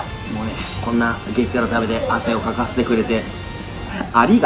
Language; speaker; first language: Japanese; native; Japanese